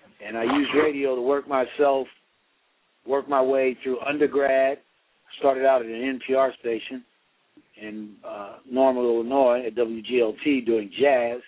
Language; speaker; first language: English; native; English